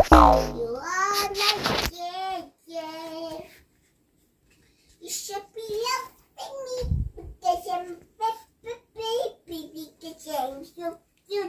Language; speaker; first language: English; non-native, local second language; Cantonese